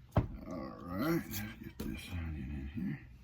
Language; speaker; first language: English; native; English